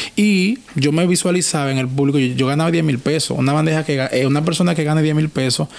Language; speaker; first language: Spanish; native; Spanish